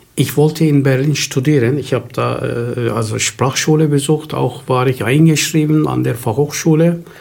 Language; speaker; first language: German; non-native, fluent; Turkish